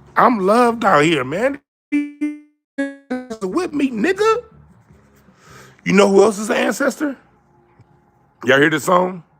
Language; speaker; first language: English; native; English